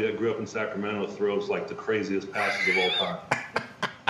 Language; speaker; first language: English; native; English